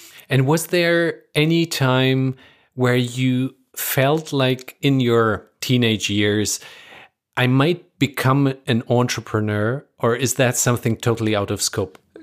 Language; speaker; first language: English; non-native, fluent; Persian